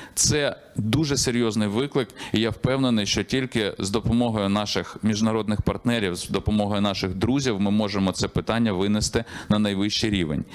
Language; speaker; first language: Ukrainian; native; Ukrainian